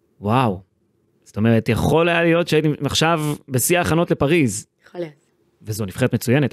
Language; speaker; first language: Hebrew; native; Hebrew